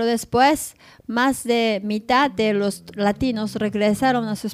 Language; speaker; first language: Spanish; non-native, learner; Japanese